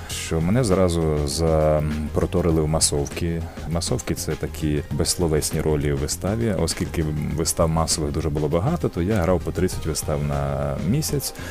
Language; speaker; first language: Ukrainian; native; Ukrainian